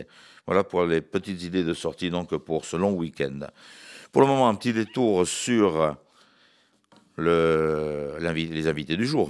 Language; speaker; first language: French; native; French